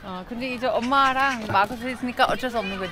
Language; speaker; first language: Korean; non-native, fluent; German